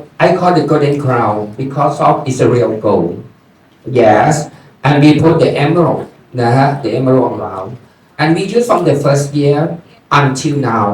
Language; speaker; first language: English; non-native, learner; Thai